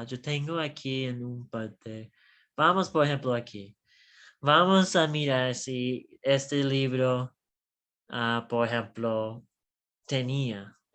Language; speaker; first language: Spanish; non-native, learner; English